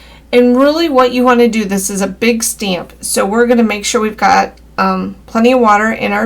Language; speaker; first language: English; native; English